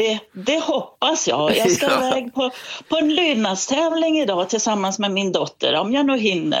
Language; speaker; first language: Swedish; native; Swedish